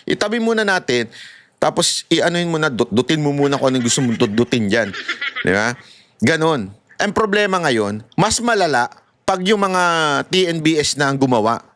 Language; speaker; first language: Filipino; native; Filipino